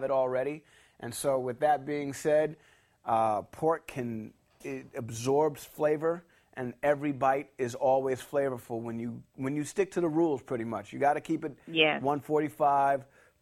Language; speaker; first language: English; native; English